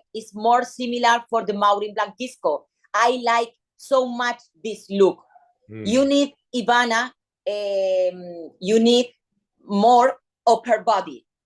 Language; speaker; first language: English; non-native, learner; Spanish